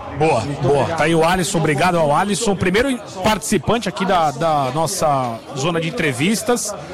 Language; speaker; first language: Portuguese; native; Portuguese